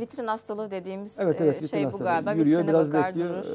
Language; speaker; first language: Turkish; native; Turkish